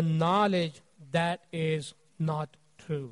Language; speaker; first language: English; non-native, local second language; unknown